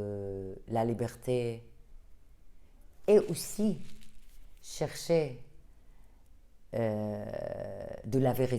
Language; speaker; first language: French; non-native, fluent; Arabic